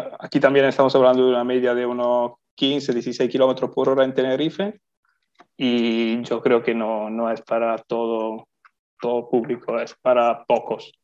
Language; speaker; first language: Spanish; non-native, fluent; Italian